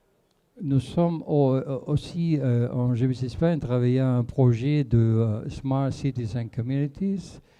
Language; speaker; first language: French; non-native, fluent; Spanish